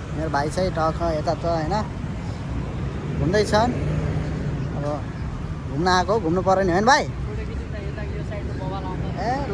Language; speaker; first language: Nepali; native; Nepali